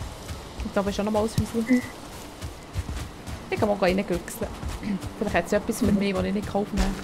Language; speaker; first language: German; native; German